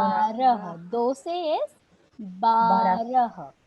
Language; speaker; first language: Spanish; non-native, learner; Hindi